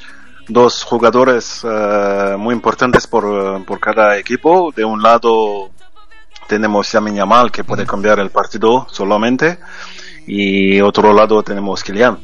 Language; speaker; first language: Spanish; non-native, fluent; French